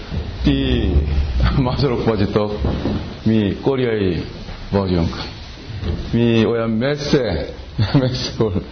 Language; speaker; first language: Hungarian; non-native, learner; Korean